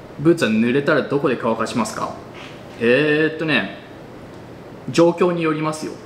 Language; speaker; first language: Japanese; native; Japanese